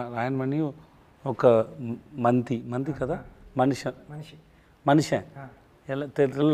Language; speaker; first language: Telugu; non-native, learner; Tamil